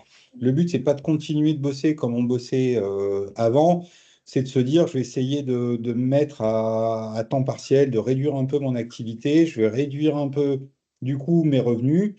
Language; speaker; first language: French; native; French